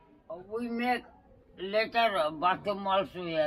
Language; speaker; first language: English; non-native, learner; Nepali